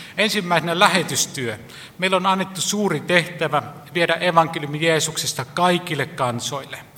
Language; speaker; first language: Finnish; native; Finnish